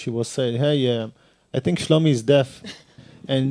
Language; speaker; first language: English; non-native, fluent; Hebrew